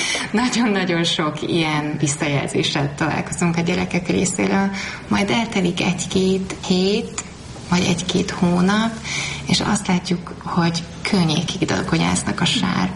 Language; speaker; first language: Hungarian; native; Hungarian